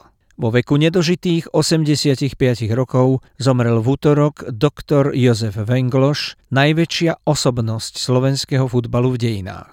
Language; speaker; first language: Slovak; native; Slovak